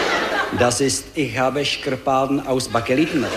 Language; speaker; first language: German; non-native, learner; Czech